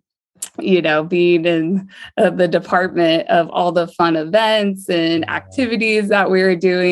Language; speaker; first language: English; native; English